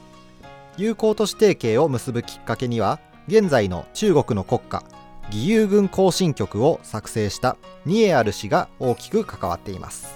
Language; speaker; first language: Japanese; native; Japanese